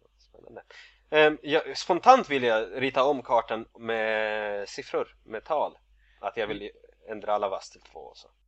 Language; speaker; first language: Swedish; non-native, fluent; Russian